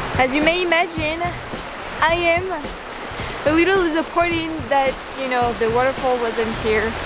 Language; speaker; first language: English; non-native, fluent; French